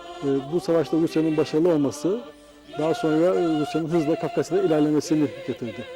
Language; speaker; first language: Turkish; native; Turkish